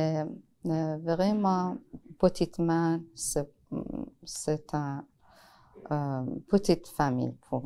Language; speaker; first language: French; non-native, learner; Persian